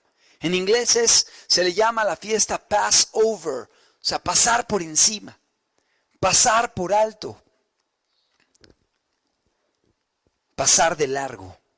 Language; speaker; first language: Spanish; native; Spanish